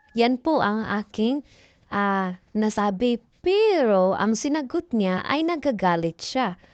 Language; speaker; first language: Filipino; non-native, local second language; Cebuano